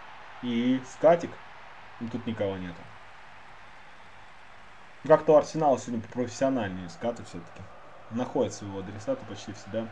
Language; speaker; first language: Russian; native; Russian